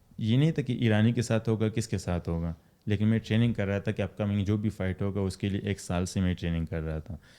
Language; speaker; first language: Urdu; non-native, local second language; Pashto